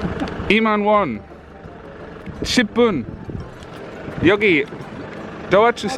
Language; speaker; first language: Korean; non-native, learner; English